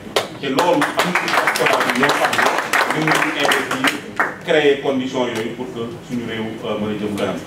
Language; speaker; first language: French; non-native, local second language; Wolof